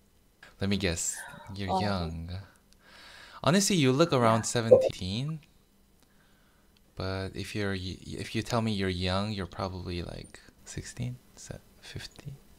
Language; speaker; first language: English; non-native, fluent; Korean